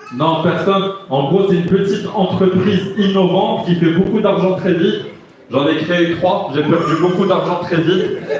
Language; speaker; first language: French; non-native, local second language; Arabic